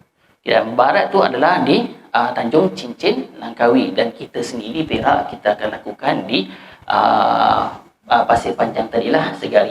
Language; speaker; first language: Malay; native; Malay